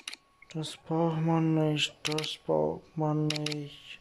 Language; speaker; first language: German; non-native, learner; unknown